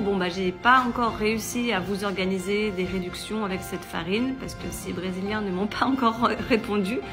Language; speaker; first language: French; native; French